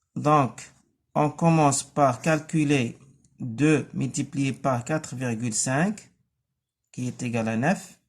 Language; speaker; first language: French; non-native, local second language; Arabic